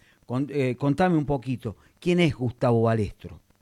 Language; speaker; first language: Spanish; native; Spanish